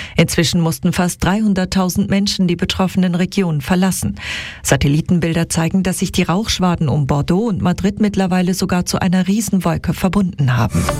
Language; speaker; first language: German; native; German